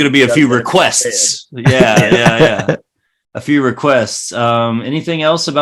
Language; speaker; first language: English; native; English